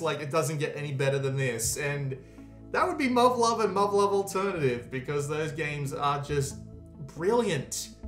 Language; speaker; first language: English; native; English